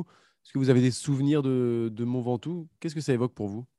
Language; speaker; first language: French; native; French